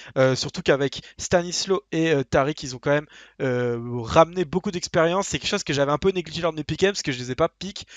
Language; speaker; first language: French; native; French